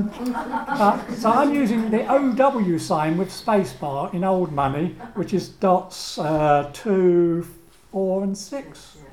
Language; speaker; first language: English; native; English